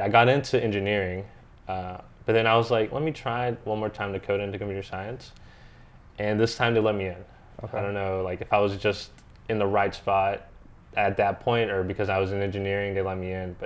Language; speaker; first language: English; early bilingual, other home language; Spanish